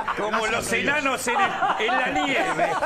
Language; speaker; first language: Spanish; native; Spanish